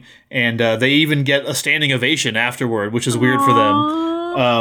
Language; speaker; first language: English; native; English